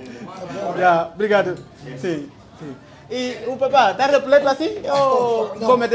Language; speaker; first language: Portuguese; non-native, fluent; Vietnamese